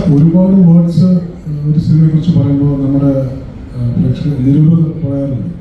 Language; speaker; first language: Malayalam; native; Malayalam